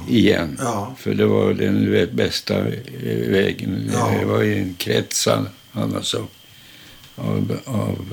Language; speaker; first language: Swedish; early bilingual, other home language; German